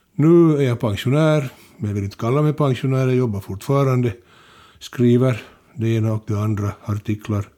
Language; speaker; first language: Swedish; native; Swedish